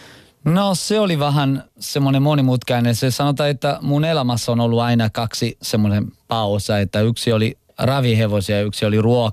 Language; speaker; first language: Finnish; non-native, local second language; Italian